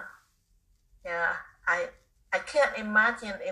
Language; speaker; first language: English; non-native, fluent; Khmer